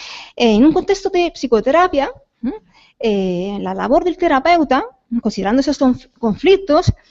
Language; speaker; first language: Spanish; native; Spanish